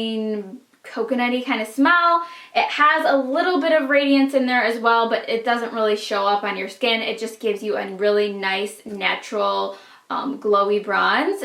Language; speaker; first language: English; native; English